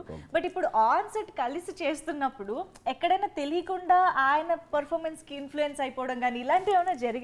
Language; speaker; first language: Telugu; native; Telugu